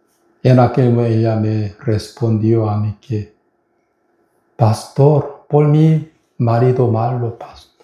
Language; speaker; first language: Spanish; non-native, fluent; Korean